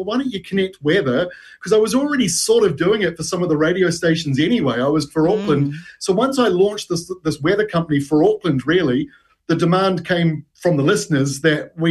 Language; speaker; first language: English; native; English